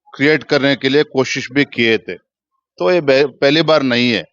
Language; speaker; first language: Hindi; non-native, local second language; Kannada